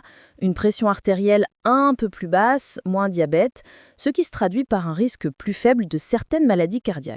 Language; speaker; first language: French; native; French